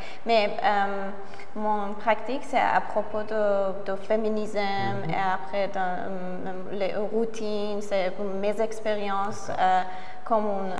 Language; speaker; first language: French; non-native, learner; Persian